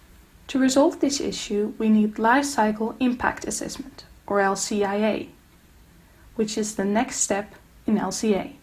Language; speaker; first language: English; non-native, fluent; Dutch